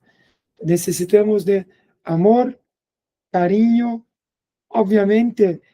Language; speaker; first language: Spanish; non-native, fluent; Portuguese